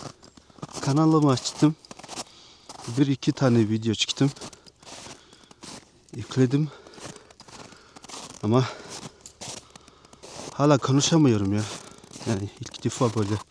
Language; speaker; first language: Turkish; non-native, learner; Mongolian